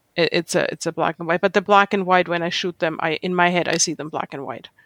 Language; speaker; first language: English; non-native, fluent; German